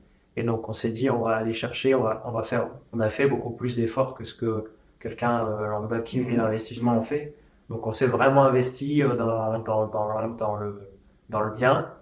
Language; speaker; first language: French; native; French